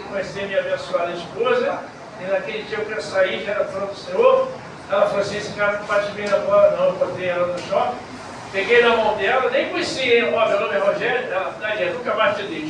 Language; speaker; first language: Portuguese; native; Portuguese